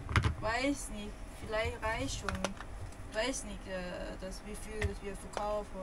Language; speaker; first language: German; non-native, learner; Thai